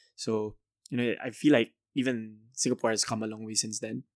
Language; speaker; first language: English; non-native, local second language; Filipino